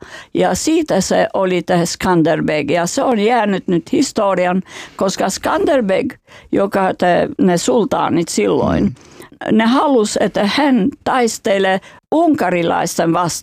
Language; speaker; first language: Finnish; non-native, fluent; Albanian